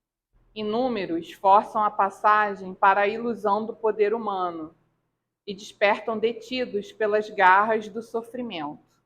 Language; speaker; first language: Portuguese; native; Portuguese